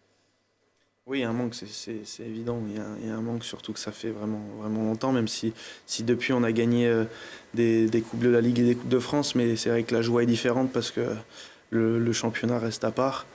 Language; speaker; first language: French; native; French